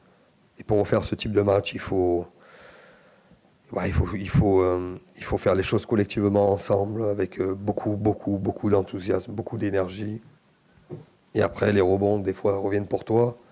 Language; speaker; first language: French; native; French